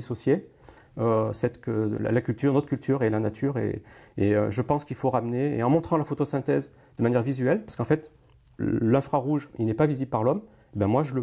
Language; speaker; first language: French; native; French